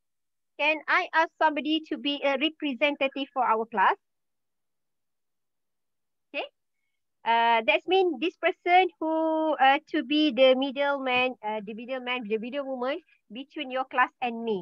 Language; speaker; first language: English; non-native, learner; Malay